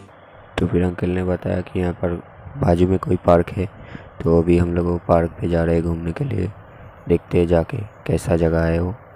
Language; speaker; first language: Hindi; non-native, local second language; Bangla